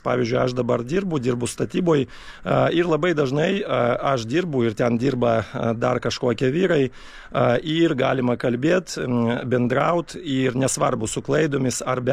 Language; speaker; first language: Lithuanian; non-native, fluent; Russian